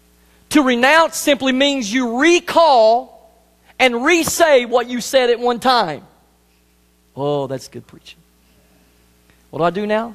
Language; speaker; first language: English; native; English